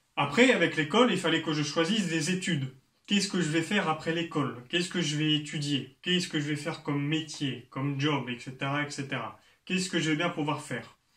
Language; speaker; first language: French; native; French